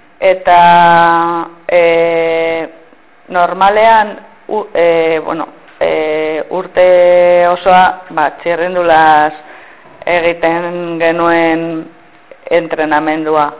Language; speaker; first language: Basque; non-native, local second language; Spanish